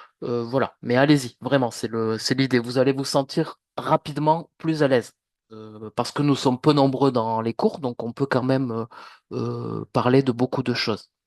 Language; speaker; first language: French; native; French